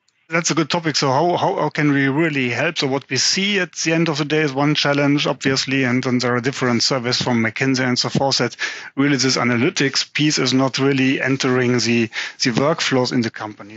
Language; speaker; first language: English; non-native, fluent; German